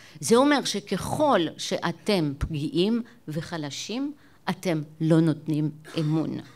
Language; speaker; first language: Hebrew; non-native, fluent; French